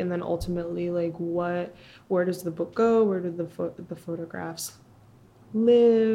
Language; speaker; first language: English; early bilingual, other home language; Spanish